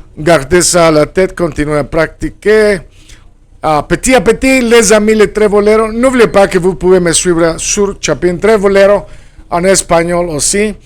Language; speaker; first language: French; non-native, fluent; Spanish